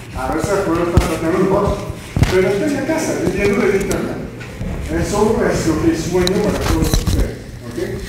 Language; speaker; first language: Spanish; non-native, fluent; English